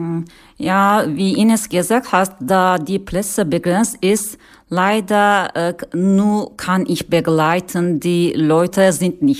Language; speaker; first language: German; non-native, learner; Turkish